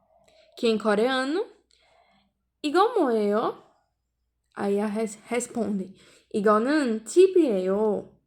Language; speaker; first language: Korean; non-native, fluent; Portuguese